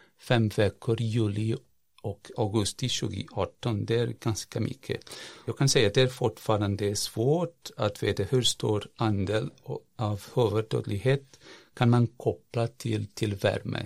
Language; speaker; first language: Swedish; non-native, fluent; Portuguese